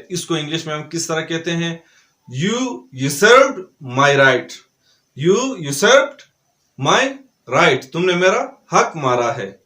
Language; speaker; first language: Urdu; non-native, local second language; Pashto